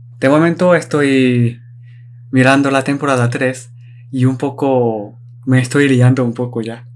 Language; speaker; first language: Spanish; non-native, learner; Korean